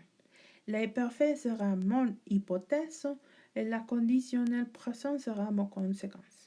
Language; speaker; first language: French; non-native, learner; Spanish